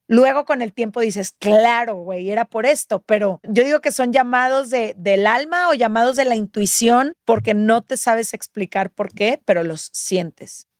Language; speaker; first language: Spanish; native; Spanish